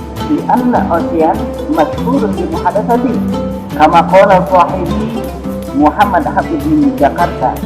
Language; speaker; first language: Arabic; non-native, learner; Indonesian